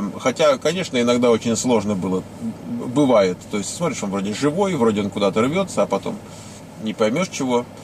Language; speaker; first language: Russian; native; Russian